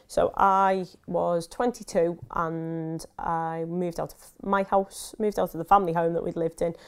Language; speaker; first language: English; native; English